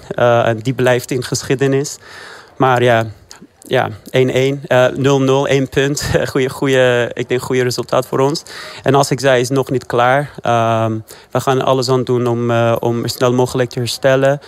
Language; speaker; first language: Dutch; non-native, fluent; Persian